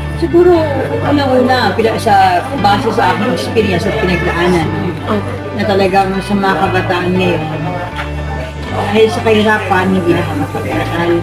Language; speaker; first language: Filipino; native; Filipino